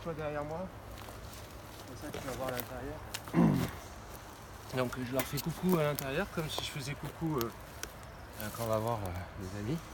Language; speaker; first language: French; native; French